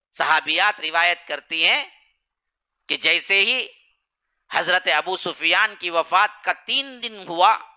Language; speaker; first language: Urdu; native; Urdu